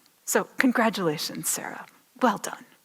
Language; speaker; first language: English; native; English